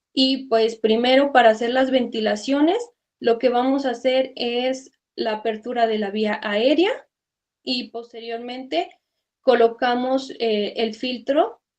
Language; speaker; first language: Spanish; native; Spanish